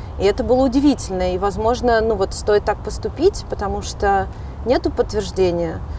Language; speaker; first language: Russian; native; Russian